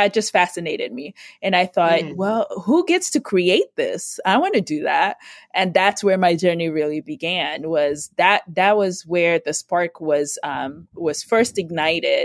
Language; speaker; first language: English; non-native, local second language; Yoruba